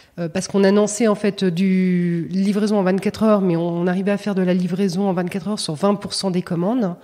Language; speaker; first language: French; native; French